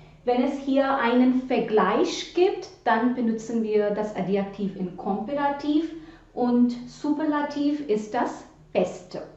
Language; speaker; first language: German; non-native, fluent; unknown